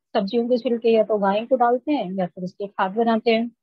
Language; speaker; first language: Hindi; native; Hindi